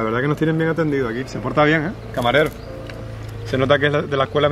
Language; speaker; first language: Spanish; native; Spanish